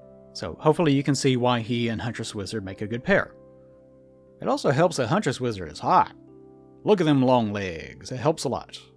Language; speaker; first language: English; native; English